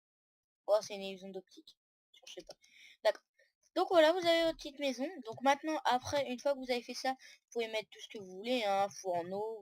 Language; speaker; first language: French; native; French